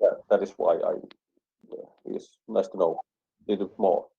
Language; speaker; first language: English; non-native, fluent; Finnish